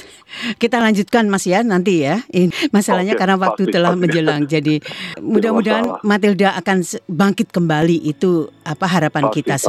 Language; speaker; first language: Indonesian; native; Indonesian